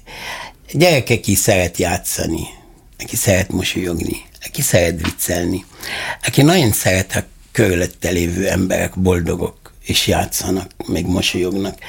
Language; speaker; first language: Hungarian; non-native, fluent; Arabic